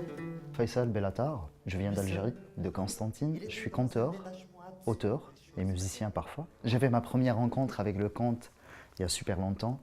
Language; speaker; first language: French; non-native, local second language; Arabic